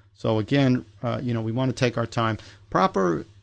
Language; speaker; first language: English; native; English